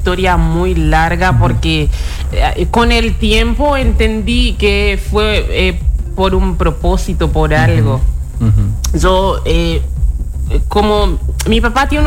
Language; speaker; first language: Spanish; non-native, fluent; Haitian Creole